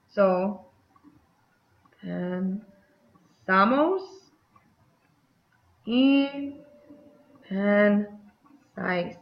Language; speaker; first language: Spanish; non-native, fluent; English